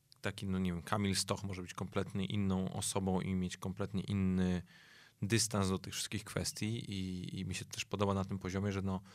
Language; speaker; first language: Polish; native; Polish